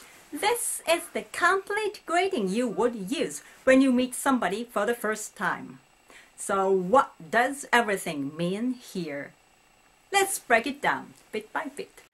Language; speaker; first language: English; non-native, fluent; Japanese